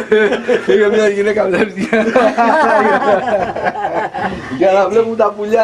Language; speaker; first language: Greek; non-native, learner; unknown